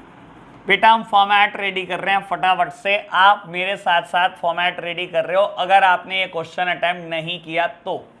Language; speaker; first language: Hindi; native; Hindi